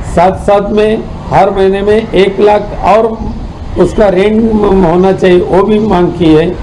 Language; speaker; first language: Hindi; non-native, local second language; Marathi